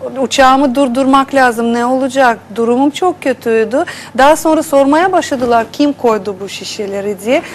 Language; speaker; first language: Turkish; non-native, fluent; Russian